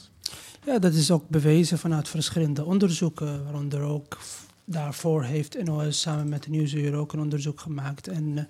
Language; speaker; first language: Dutch; non-native, fluent; Persian